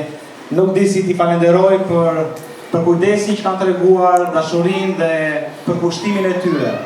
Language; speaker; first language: Albanian; native; Albanian